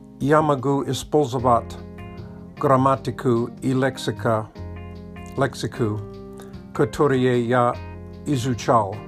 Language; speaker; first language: Russian; non-native, learner; English